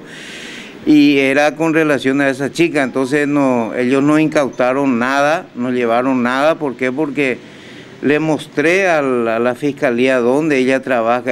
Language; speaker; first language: Spanish; native; Spanish